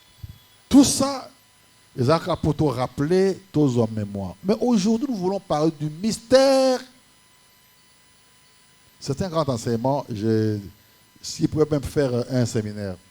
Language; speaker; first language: French; non-native, local second language; Lingala